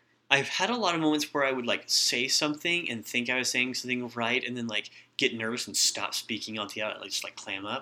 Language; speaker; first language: English; native; English